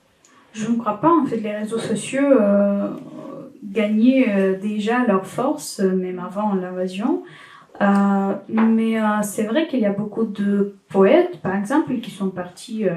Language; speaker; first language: French; non-native, fluent; Ukrainian